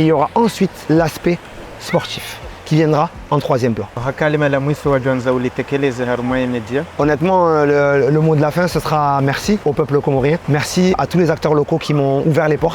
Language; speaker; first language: French; native; French